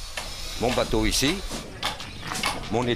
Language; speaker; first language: French; native; French